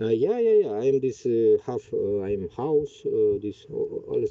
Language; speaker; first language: English; non-native, learner; Bashkir